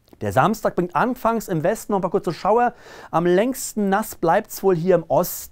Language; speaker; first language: German; native; German